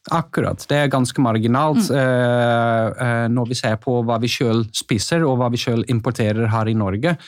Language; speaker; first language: Norwegian; non-native, fluent; Dutch